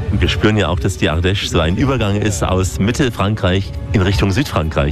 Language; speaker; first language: German; native; German